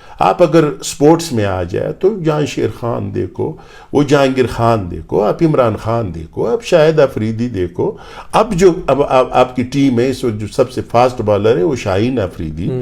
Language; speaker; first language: Urdu; non-native, local second language; Pashto